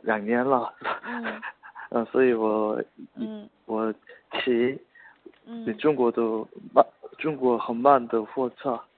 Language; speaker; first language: Chinese; non-native, learner; Korean